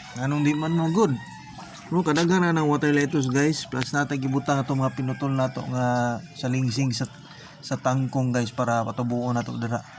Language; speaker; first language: Cebuano; native; Cebuano